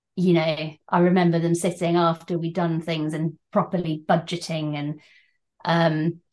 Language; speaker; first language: English; native; English